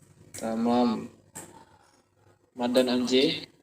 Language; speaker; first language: Turkish; non-native, fluent; Indonesian